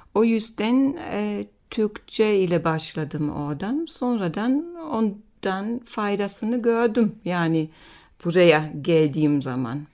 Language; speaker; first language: Turkish; non-native, fluent; German